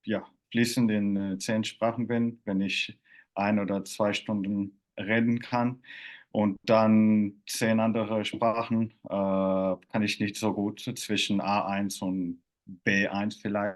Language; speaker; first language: German; non-native, fluent; Finnish